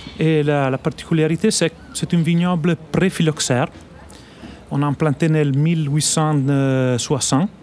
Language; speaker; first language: French; non-native, learner; Italian